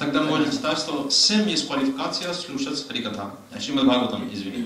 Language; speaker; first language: Russian; non-native, learner; Hindi